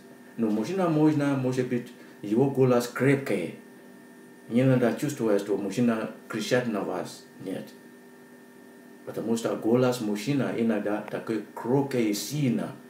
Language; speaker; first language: Russian; non-native, learner; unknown